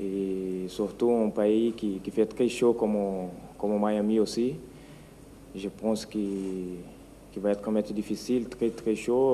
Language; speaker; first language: French; non-native, fluent; Portuguese